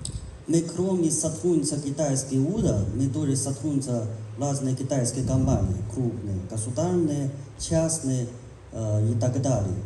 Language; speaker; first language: Russian; non-native, learner; Chinese